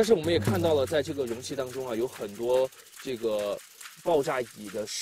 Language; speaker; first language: Chinese; native; Chinese